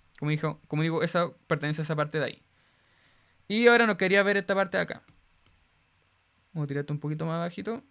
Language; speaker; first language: Spanish; native; Spanish